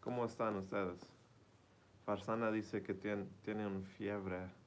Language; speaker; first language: Spanish; early bilingual, heritage; Spanish